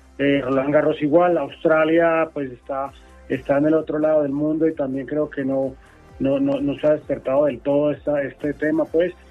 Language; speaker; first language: Spanish; native; Spanish